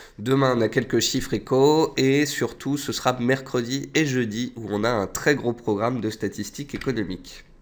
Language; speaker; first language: French; native; French